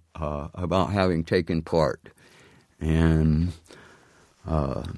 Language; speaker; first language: English; native; English